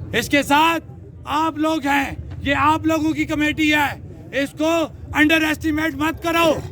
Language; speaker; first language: Urdu; non-native, local second language; Punjabi